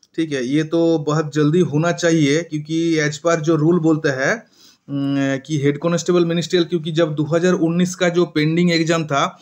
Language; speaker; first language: Hindi; non-native, local second language; Bangla